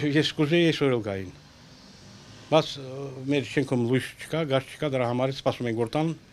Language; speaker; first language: Armenian; native; Armenian